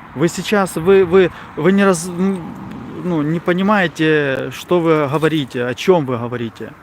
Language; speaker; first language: Russian; non-native, local second language; Ukrainian